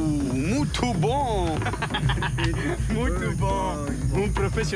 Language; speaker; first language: Portuguese; non-native, learner; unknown